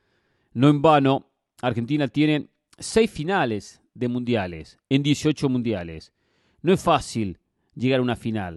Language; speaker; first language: Spanish; native; Spanish